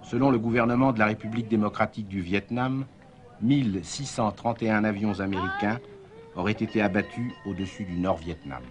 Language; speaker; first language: French; native; French